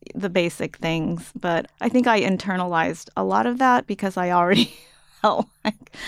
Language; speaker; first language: English; native; English